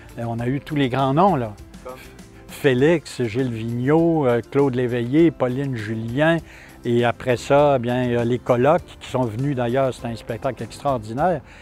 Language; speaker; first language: French; native; French